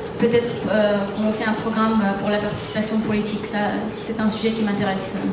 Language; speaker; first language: French; non-native, fluent; Arabic